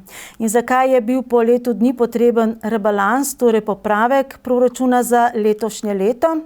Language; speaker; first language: Slovenian; native; Slovenian